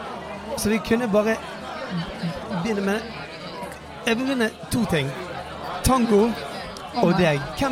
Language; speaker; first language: Norwegian; native; Norwegian